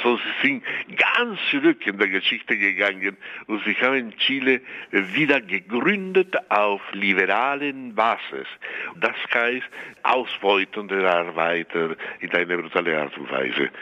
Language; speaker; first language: German; non-native, fluent; Spanish